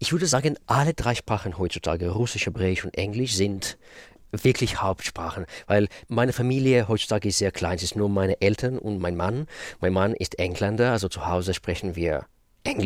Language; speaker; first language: German; non-native, fluent; Russian